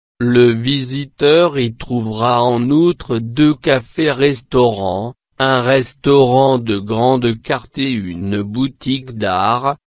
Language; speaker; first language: French; non-native, local second language; Arabic